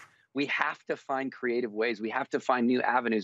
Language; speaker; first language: English; native; English